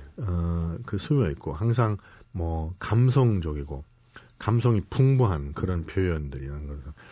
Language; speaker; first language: Korean; non-native, fluent; German